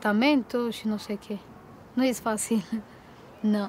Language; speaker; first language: Spanish; non-native, learner; Romanian